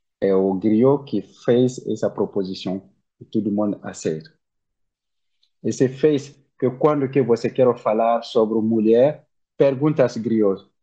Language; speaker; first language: Portuguese; non-native, learner; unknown